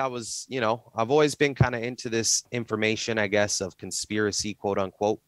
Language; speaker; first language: English; native; English